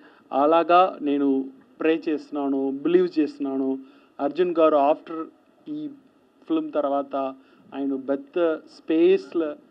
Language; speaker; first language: Telugu; non-native, learner; Tamil